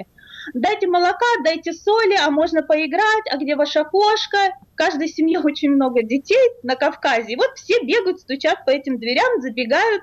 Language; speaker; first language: Russian; native; Russian